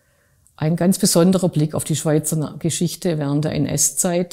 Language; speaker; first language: German; native; German